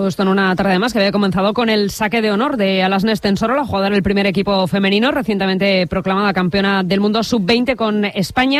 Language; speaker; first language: Spanish; native; Spanish